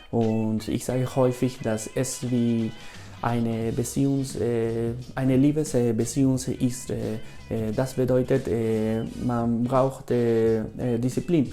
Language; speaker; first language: German; non-native, fluent; Spanish